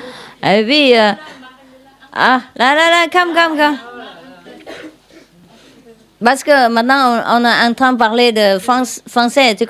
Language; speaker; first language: French; non-native, learner; Vietnamese